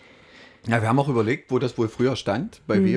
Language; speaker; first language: German; native; German